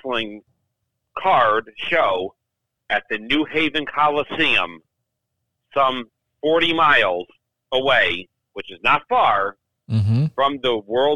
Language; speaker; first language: English; native; English